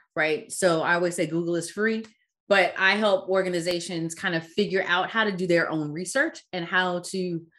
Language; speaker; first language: English; native; English